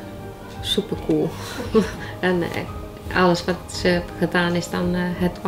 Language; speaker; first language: Dutch; non-native, fluent; Icelandic